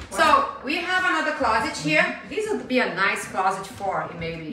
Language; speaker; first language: English; non-native, fluent; Portuguese